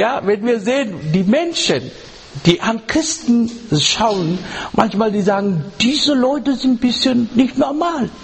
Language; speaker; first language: German; non-native, learner; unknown